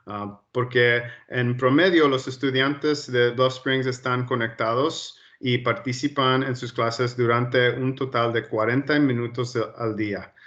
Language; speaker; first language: Spanish; early bilingual, heritage; Spanish